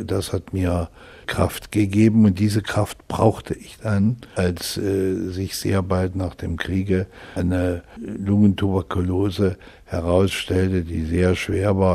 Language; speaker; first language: German; native; German